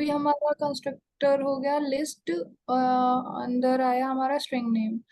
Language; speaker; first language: Hindi; native; Hindi